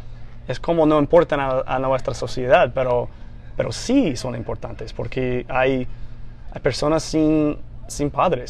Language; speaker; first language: Spanish; non-native, fluent; English